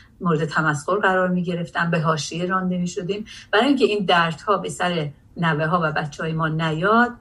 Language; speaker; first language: Persian; non-native, local second language; Azerbaijani